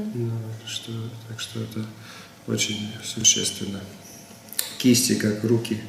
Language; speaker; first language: Russian; native; Russian